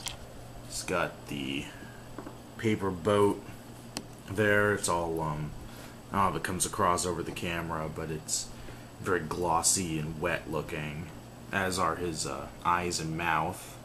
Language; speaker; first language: English; native; English